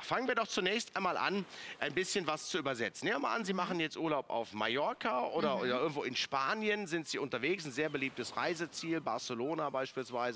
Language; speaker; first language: German; native; German